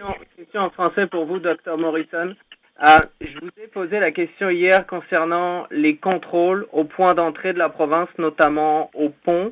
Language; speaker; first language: French; native; French